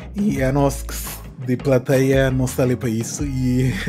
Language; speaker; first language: Portuguese; non-native, local second language; Upper Guinea Crioulo